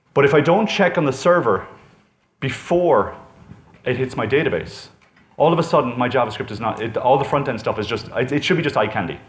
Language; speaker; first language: English; native; English